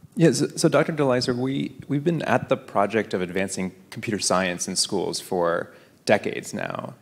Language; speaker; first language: English; native; English